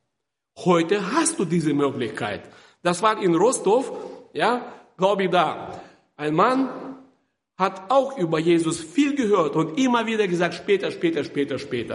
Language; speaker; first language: German; non-native, fluent; Russian